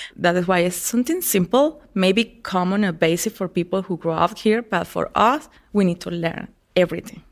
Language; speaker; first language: English; non-native, learner; Spanish